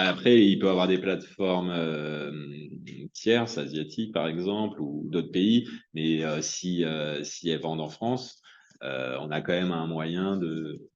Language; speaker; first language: French; native; French